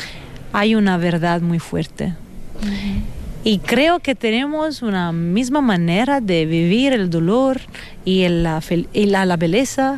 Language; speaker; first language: Spanish; non-native, fluent; Italian